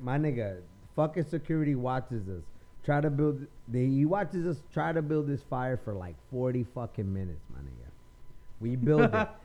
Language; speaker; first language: English; early bilingual, other home language; Spanish